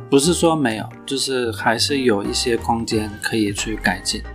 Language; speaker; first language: Chinese; non-native, fluent; Turkish